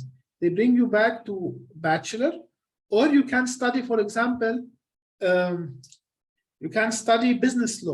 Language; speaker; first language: English; non-native, fluent; Arabic